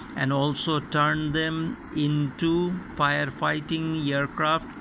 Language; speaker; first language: English; non-native, local second language; Bangla